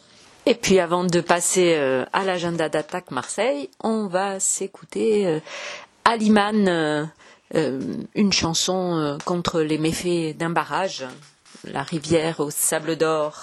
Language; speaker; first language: French; native; French